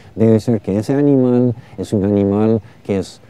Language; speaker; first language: Spanish; non-native, fluent; English